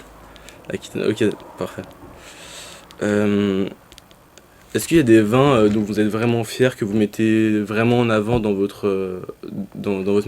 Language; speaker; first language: French; native; French